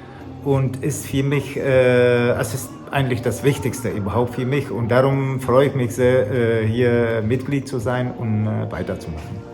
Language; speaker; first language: German; non-native, fluent; Greek